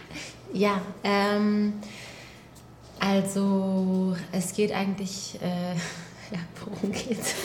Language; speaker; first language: German; native; German